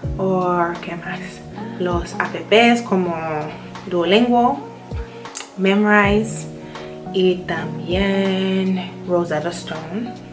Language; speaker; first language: Spanish; non-native, learner; English